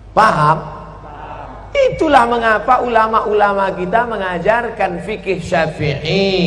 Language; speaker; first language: Indonesian; native; Indonesian